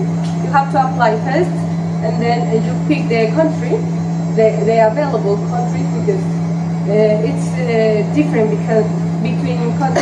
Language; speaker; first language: English; non-native, fluent; Spanish